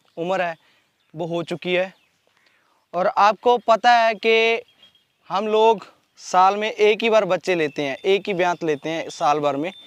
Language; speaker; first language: Hindi; non-native, local second language; Punjabi